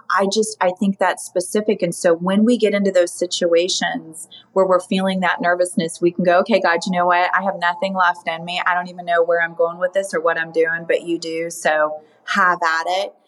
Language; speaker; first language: English; native; English